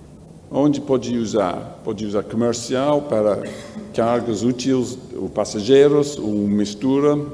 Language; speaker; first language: Portuguese; non-native, learner; English